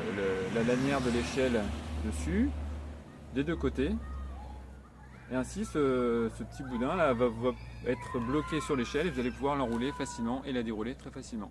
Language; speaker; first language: French; native; French